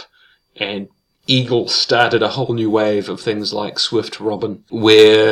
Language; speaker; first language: English; native; English